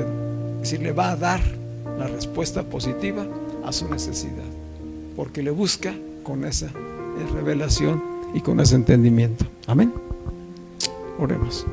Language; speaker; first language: Spanish; native; Spanish